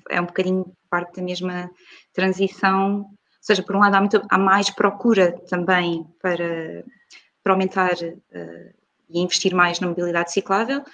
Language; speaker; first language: Portuguese; native; Portuguese